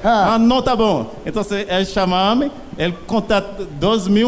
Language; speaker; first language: Portuguese; non-native, learner; Haitian Creole